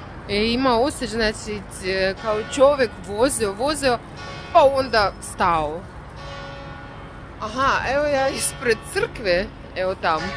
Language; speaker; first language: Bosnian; non-native, learner; Russian